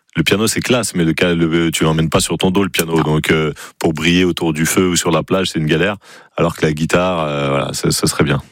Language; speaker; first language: French; native; French